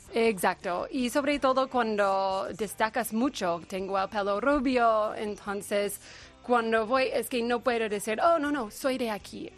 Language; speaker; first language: Spanish; non-native, fluent; English